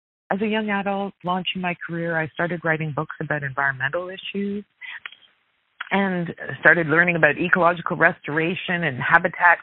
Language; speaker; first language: English; native; English